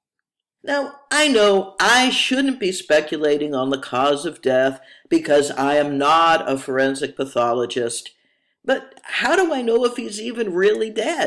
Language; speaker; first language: English; native; English